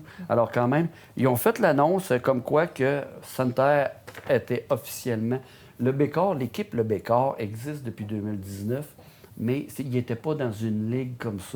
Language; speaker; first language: French; native; French